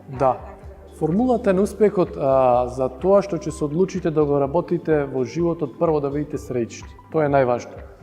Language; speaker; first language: Macedonian; early bilingual, heritage; Macedonian